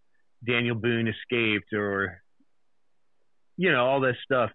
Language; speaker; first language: English; native; English